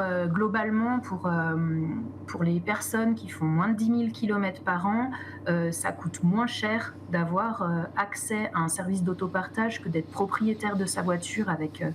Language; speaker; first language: French; native; French